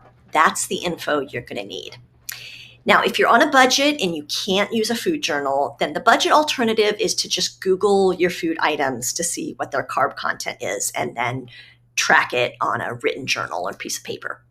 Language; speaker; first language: English; native; English